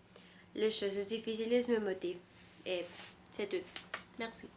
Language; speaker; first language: French; non-native, learner; Spanish